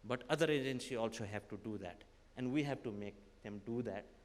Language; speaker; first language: English; non-native, local second language; Nepali